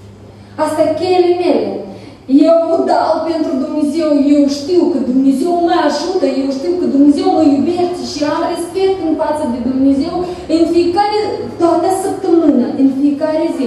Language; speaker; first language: Romanian; non-native, learner; Russian